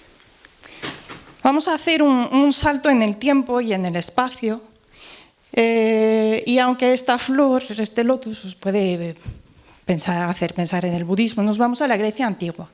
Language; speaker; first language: Spanish; non-native, fluent; Norwegian